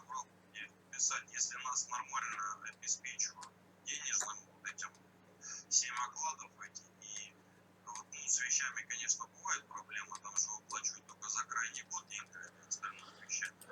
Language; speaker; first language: Russian; native; Russian